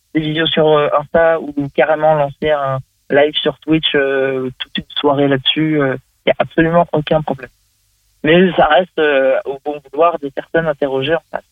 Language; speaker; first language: French; native; French